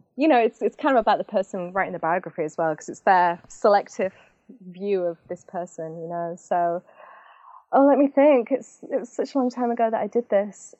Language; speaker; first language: English; native; English